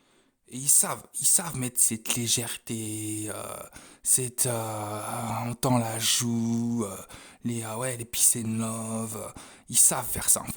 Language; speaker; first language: French; native; French